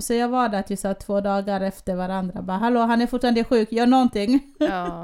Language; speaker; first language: Swedish; early bilingual, other home language; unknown